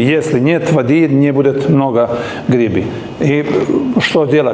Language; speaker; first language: Russian; non-native, learner; Serbian